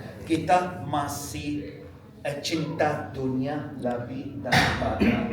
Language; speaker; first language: Indonesian; non-native, fluent; Arabic